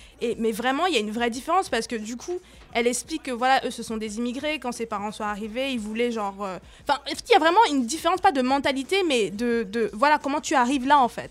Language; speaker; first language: French; early bilingual, other home language; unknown